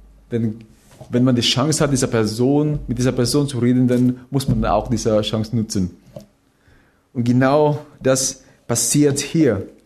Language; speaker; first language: German; non-native, fluent; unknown